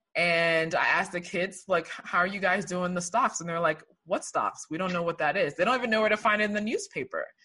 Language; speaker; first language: English; early bilingual, other home language; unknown